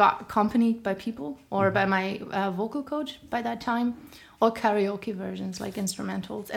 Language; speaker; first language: English; non-native, fluent; German